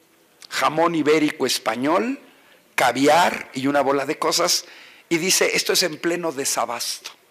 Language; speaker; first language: Spanish; native; Spanish